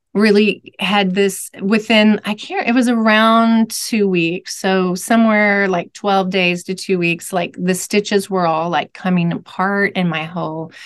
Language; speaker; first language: English; native; English